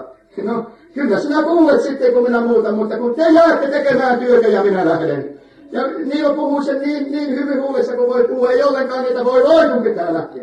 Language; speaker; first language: Finnish; native; Finnish